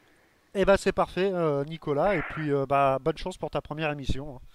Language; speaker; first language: French; native; French